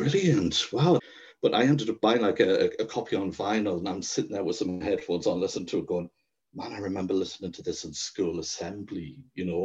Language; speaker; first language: English; native; English